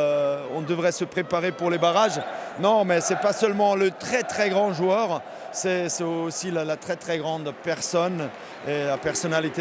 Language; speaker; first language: French; non-native, fluent; German